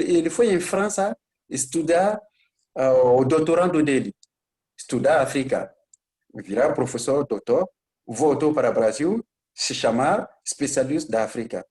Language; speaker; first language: Portuguese; non-native, learner; Bambara